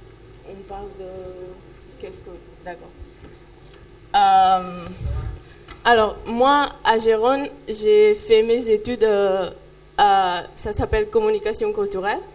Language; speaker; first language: French; non-native, fluent; Catalan